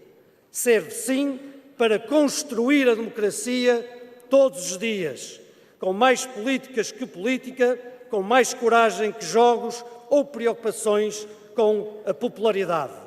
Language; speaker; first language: Portuguese; native; Portuguese